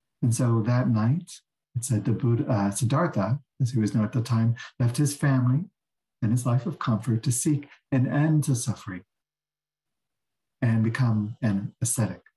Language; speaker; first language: English; native; English